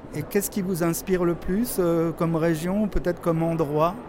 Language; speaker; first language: French; native; French